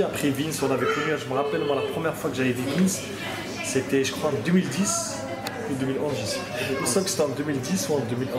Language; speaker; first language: French; native; French